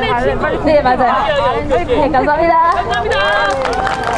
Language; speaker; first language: Korean; native; Korean